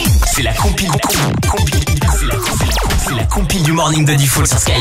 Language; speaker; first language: French; native; French